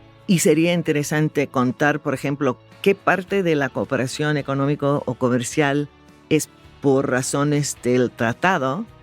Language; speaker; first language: Spanish; non-native, fluent; English